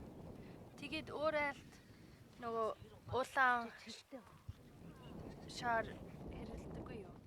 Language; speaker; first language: Mongolian; non-native, learner; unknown